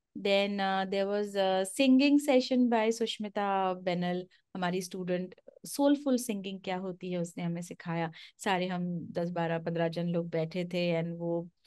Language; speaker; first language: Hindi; non-native, local second language; Marathi